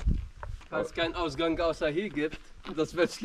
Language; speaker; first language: German; non-native, learner; Arabic